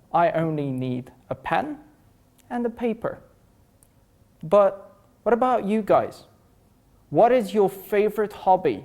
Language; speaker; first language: English; non-native, fluent; Russian